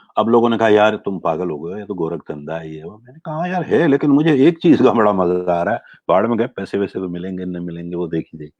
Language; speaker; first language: Urdu; native; Urdu